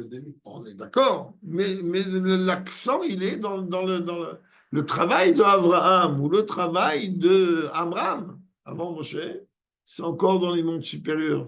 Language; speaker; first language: French; native; French